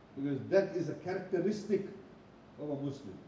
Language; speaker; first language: English; non-native, local second language; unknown